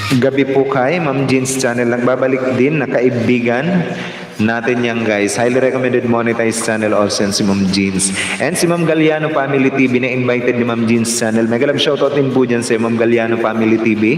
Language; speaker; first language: Filipino; non-native, local second language; Bikol